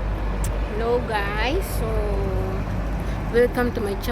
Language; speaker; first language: English; non-native, local second language; Filipino